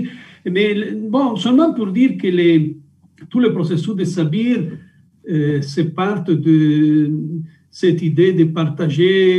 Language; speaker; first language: French; non-native, fluent; Italian